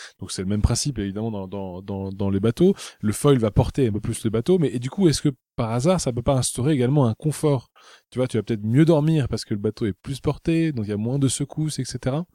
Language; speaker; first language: French; native; French